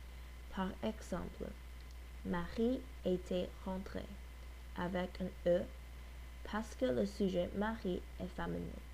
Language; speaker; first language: French; non-native, learner; English